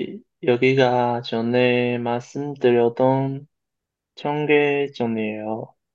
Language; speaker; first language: Korean; non-native, learner; Chinese